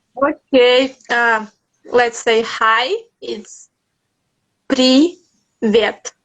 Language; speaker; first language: English; non-native, learner; Russian